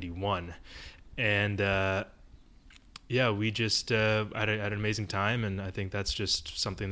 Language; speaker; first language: English; early bilingual, other home language; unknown